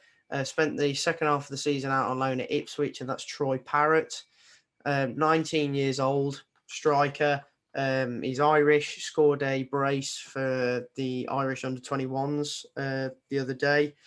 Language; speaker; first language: English; native; English